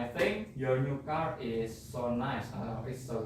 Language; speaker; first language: English; non-native, fluent; Indonesian